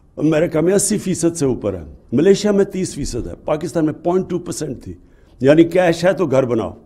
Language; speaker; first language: Urdu; native; Urdu